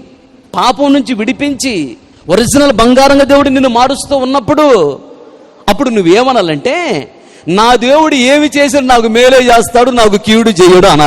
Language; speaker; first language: Telugu; native; Telugu